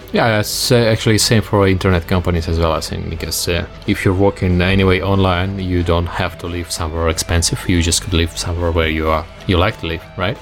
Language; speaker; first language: English; non-native, fluent; Russian